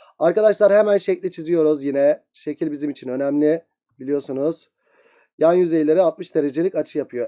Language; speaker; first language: Turkish; native; Turkish